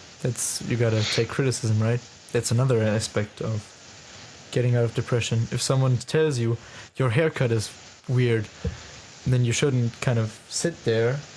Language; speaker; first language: English; non-native, fluent; German